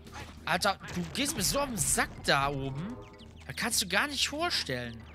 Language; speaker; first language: German; native; German